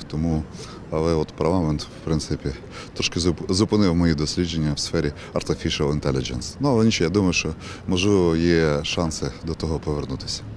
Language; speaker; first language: Ukrainian; native; Ukrainian